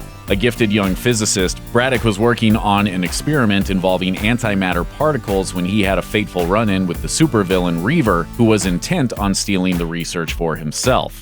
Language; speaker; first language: English; native; English